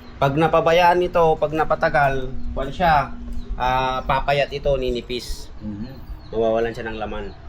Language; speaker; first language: Filipino; non-native, local second language; Iloko